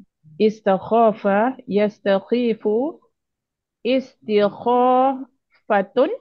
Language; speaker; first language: Arabic; non-native, learner; Malay